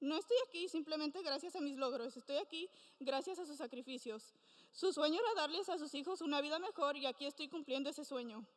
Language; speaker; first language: Spanish; early bilingual, heritage; Spanish